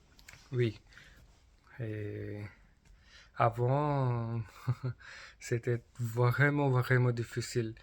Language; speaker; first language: French; non-native, learner; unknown